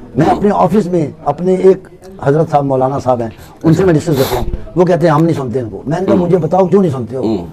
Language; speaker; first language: Urdu; non-native, local second language; Punjabi